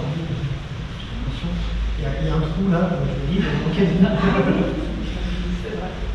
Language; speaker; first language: French; native; French